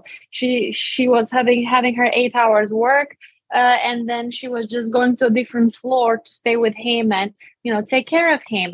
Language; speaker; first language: English; non-native, fluent; Romanian